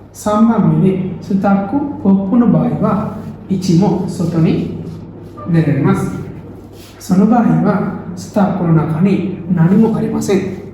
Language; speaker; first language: Japanese; non-native, learner; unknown